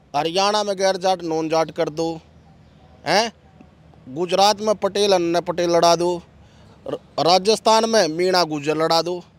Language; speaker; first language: Hindi; native; Hindi